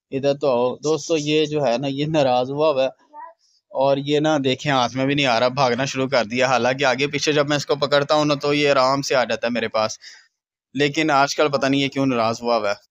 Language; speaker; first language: Hindi; native; Hindi